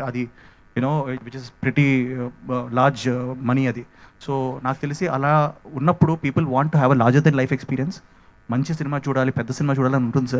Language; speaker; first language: Telugu; native; Telugu